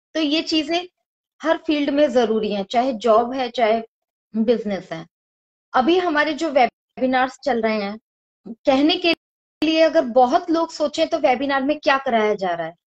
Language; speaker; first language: Hindi; native; Hindi